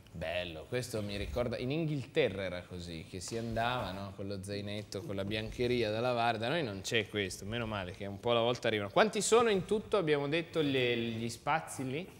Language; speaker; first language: Italian; native; Italian